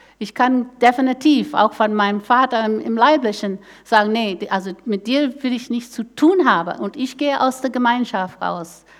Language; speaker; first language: German; non-native, fluent; English